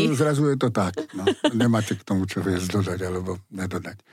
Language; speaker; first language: Slovak; native; Slovak